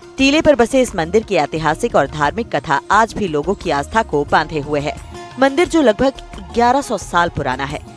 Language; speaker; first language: Hindi; native; Hindi